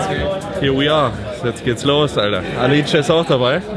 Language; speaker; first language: German; native; German